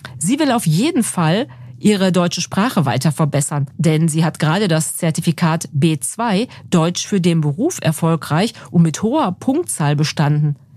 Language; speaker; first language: German; native; German